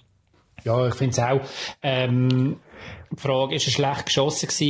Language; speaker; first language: German; native; German